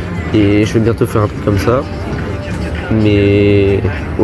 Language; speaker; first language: French; early bilingual, other home language; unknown